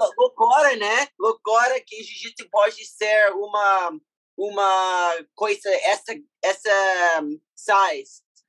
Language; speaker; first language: Portuguese; non-native, learner; English